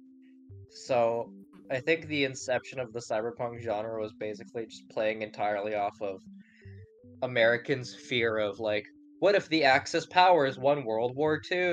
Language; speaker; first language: English; non-native, local second language; Cantonese